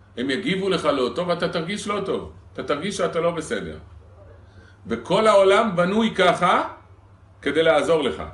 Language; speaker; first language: Hebrew; native; Hebrew